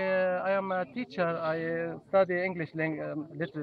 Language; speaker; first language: English; non-native, learner; Kurdish